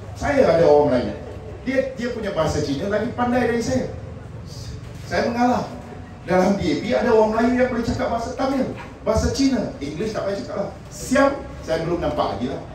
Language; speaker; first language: Malay; non-native, local second language; Min Nan Chinese